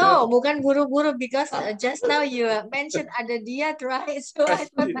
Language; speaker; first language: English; non-native, learner; Indonesian